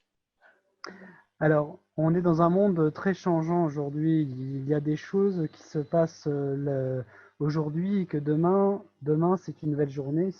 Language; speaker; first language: French; native; French